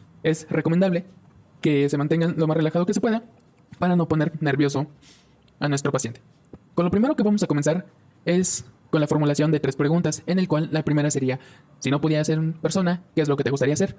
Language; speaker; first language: Spanish; native; Spanish